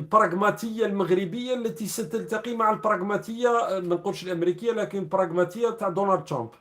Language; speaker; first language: Arabic; native; Arabic